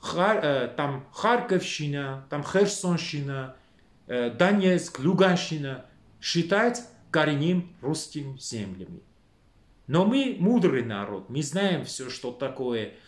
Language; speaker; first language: Russian; non-native, local second language; Armenian